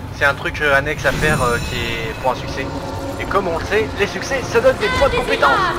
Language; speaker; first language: French; native; French